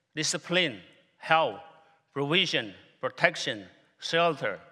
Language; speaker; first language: English; non-native, fluent; Khmer